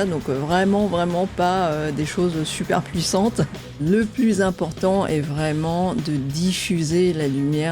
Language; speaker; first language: French; native; French